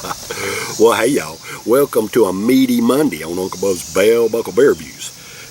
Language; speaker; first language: English; native; English